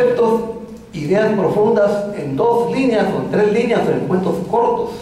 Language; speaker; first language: Spanish; native; Spanish